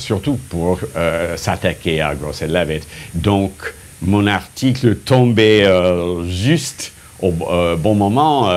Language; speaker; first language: French; non-native, fluent; English